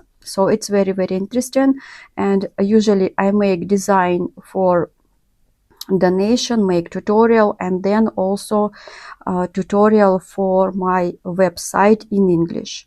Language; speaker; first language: English; non-native, learner; Russian